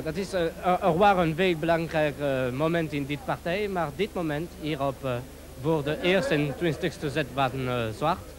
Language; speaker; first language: Dutch; non-native, local second language; French